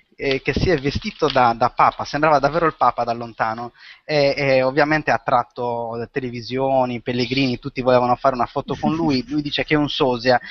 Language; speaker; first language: Italian; native; Italian